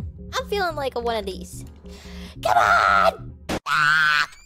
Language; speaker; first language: English; native; English